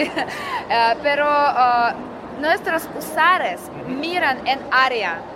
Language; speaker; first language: Spanish; non-native, learner; Russian